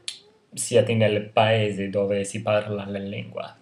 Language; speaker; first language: Italian; non-native, fluent; English